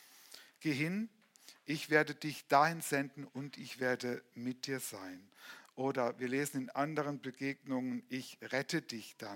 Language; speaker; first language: German; native; German